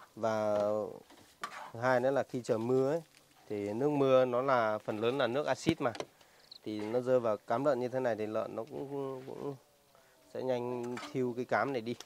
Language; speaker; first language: Vietnamese; non-native, local second language; Hmong